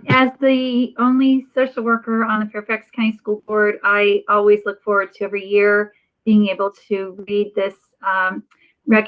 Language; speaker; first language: English; native; English